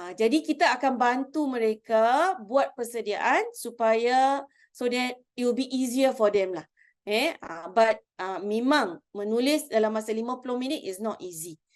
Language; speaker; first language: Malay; native; Malay